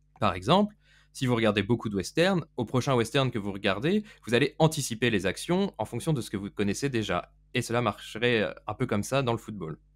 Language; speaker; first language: French; native; French